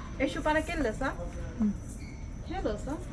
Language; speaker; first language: Arabic; non-native, learner; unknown